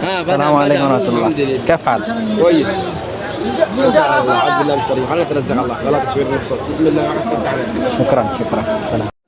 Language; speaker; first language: Arabic; non-native, learner; Bangla